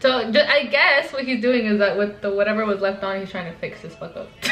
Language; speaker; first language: English; early bilingual, other home language; Spanish